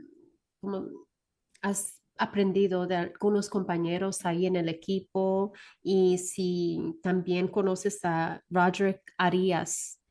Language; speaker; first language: Spanish; early bilingual, heritage; Spanish